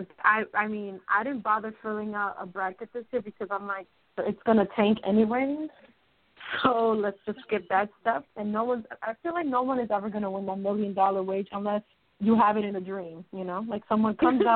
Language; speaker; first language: English; early bilingual, other home language; Spanish